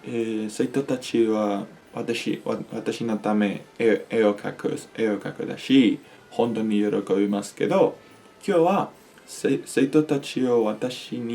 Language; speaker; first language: Japanese; non-native, learner; Spanish